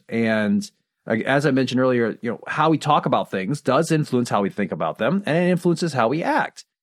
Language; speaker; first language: English; native; English